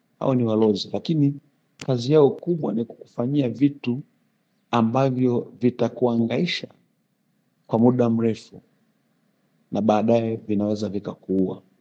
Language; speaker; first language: Swahili; native; Swahili